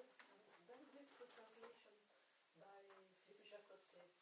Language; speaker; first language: English; non-native, learner; Italian